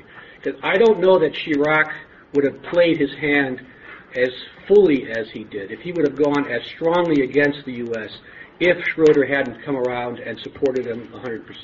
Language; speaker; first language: English; native; English